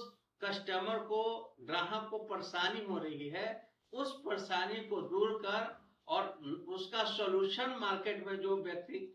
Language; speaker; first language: Hindi; native; Hindi